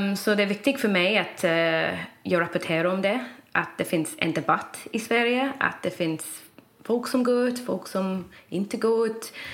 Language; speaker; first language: Swedish; non-native, fluent; English